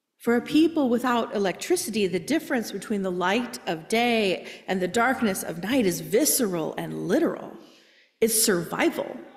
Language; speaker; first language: English; native; English